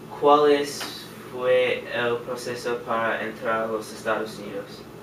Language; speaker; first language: Spanish; non-native, learner; English